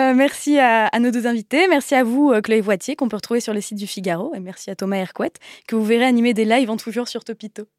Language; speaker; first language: French; native; French